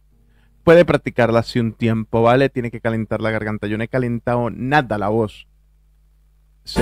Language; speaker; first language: Spanish; native; Spanish